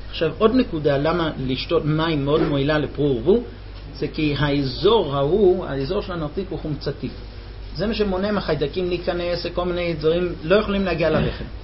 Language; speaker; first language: Hebrew; non-native, fluent; English